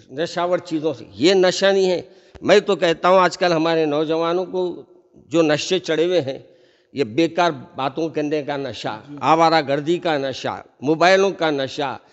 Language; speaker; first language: Hindi; non-native, local second language; Urdu